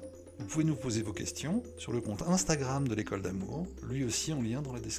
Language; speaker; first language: French; native; French